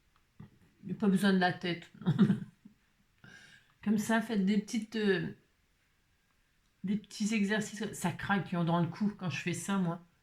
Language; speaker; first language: French; native; French